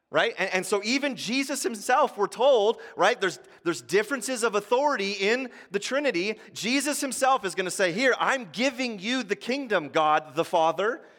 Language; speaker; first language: English; native; English